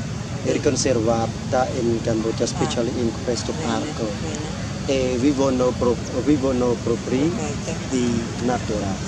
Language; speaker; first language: Italian; non-native, learner; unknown